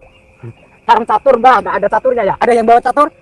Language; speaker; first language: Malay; non-native, local second language; Javanese